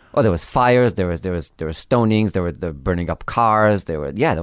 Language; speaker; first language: English; early bilingual, other home language; Hebrew